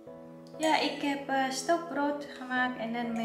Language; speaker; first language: Dutch; non-native, learner; Indonesian